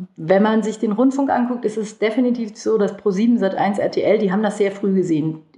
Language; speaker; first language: German; early bilingual, other home language; Turkish